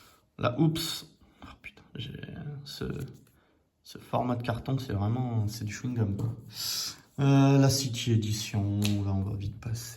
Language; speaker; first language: French; native; French